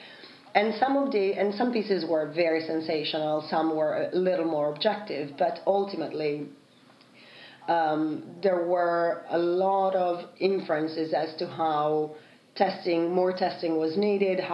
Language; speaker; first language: English; non-native, fluent; Italian